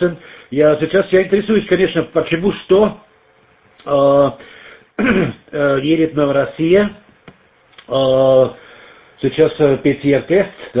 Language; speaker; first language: Russian; non-native, learner; German